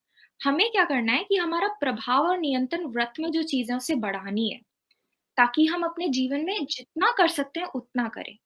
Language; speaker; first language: Hindi; native; Hindi